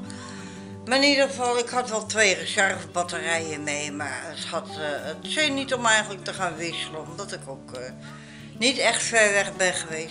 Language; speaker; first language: Dutch; native; Dutch